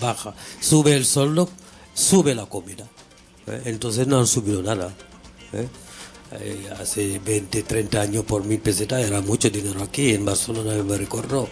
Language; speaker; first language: Spanish; non-native, fluent; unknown